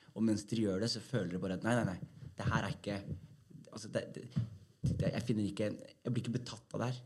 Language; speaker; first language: Norwegian; early bilingual, other home language; Somali